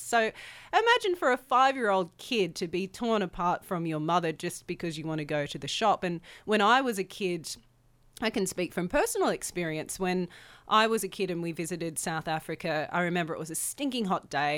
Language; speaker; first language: English; native; English